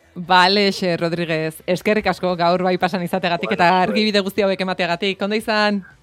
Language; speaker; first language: Basque; native; Basque